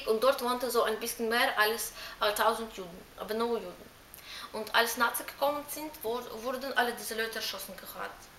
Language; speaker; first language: German; non-native, learner; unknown